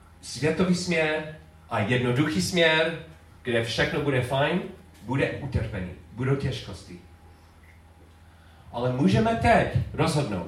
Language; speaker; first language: Czech; non-native, learner; English